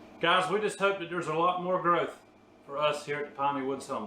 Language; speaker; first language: English; native; English